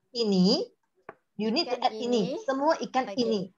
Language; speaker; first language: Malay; non-native, local second language; Chinese